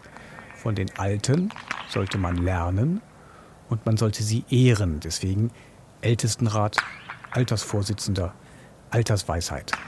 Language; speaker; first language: German; native; German